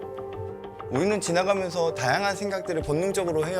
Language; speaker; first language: Korean; native; Korean